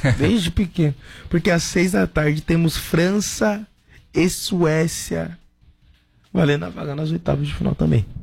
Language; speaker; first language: Portuguese; native; Portuguese